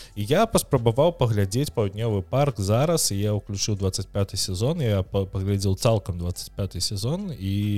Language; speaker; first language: Belarusian; non-native, local second language; Russian